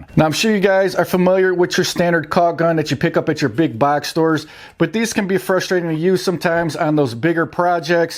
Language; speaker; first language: English; native; English